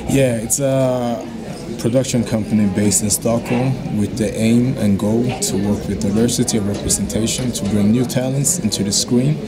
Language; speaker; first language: English; non-native, fluent; Swedish